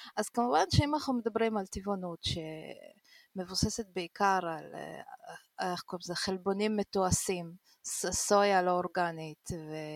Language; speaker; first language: Hebrew; early bilingual, other home language; Russian